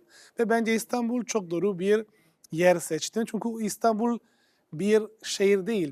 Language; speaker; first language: Turkish; non-native, fluent; Italian